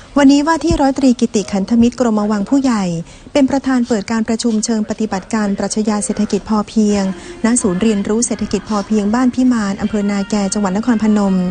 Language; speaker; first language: Thai; native; Thai